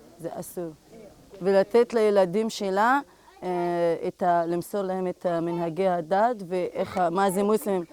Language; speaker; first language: Hebrew; non-native, local second language; Arabic